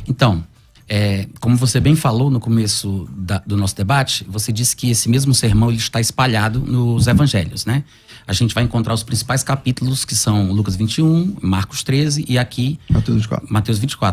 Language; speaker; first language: Portuguese; native; Portuguese